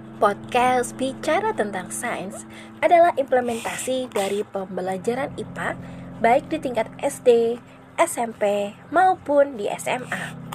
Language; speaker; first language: Indonesian; native; Indonesian